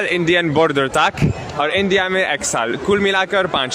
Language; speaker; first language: Hindi; non-native, learner; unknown